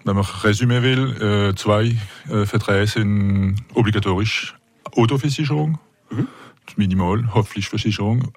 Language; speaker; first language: German; non-native, local second language; French